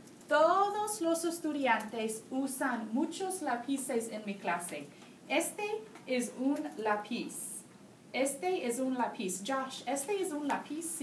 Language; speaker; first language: Spanish; non-native, learner; English